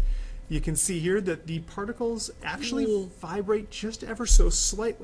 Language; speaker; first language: English; native; English